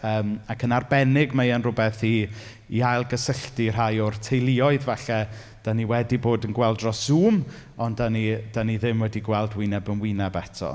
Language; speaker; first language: Welsh; native; Welsh